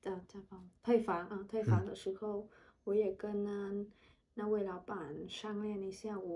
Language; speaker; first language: Chinese; non-native, learner; Vietnamese